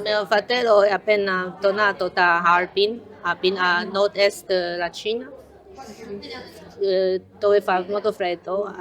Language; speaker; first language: Italian; non-native, learner; Chinese